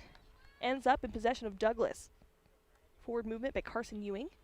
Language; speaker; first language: English; native; English